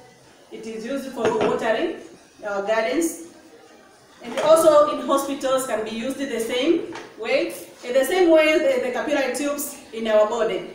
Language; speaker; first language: English; non-native, local second language; Swahili